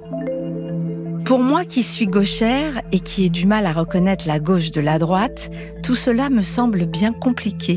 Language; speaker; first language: French; native; French